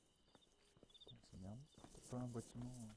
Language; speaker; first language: French; native; French